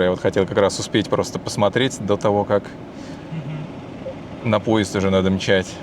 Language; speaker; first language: Russian; native; Russian